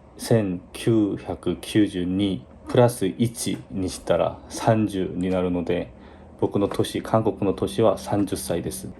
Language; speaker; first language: Japanese; non-native, fluent; Korean